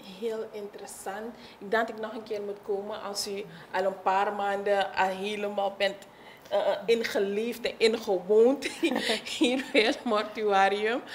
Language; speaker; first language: Dutch; native; Dutch